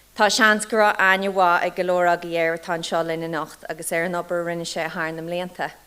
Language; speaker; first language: Irish; native; Irish